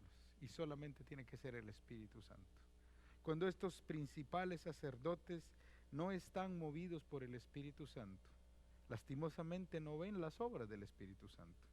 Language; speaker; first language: Spanish; native; Spanish